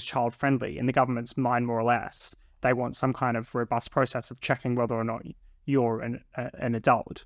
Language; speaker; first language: English; native; English